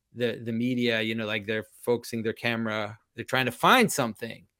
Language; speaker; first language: English; non-native, fluent; French